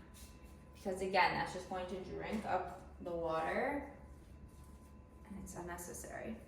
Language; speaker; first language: English; native; English